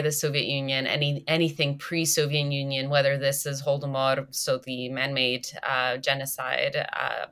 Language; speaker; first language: English; native; English